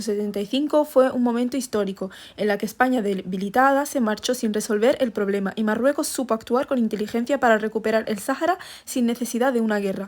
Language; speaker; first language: Spanish; early bilingual, other home language; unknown